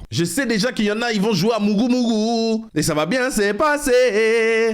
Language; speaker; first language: French; native; French